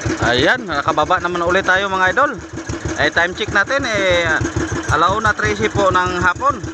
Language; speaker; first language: Filipino; non-native, local second language; Cebuano